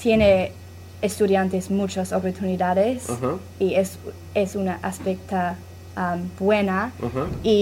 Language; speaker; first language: Spanish; non-native, learner; English